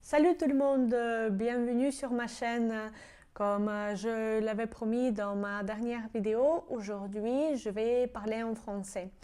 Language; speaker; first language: French; non-native, fluent; Georgian